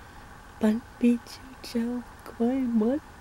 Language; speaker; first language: Vietnamese; non-native, learner; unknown